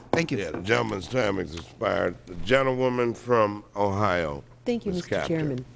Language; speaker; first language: English; native; English